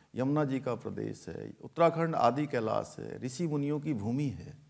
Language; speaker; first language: Hindi; native; Hindi